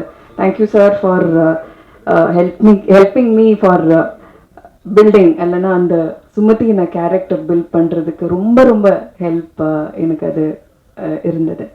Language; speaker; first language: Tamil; non-native, fluent; Malayalam